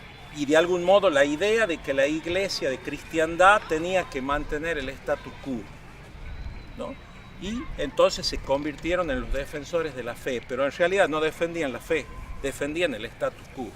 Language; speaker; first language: Spanish; native; Spanish